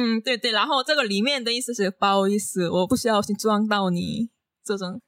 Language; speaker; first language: Chinese; non-native, learner; Korean